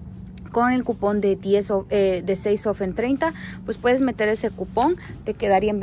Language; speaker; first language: Spanish; native; Spanish